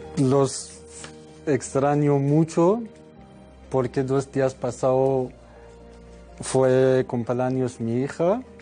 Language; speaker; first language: Spanish; non-native, learner; Persian